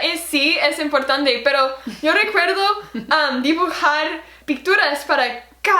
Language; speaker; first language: Spanish; non-native, learner; English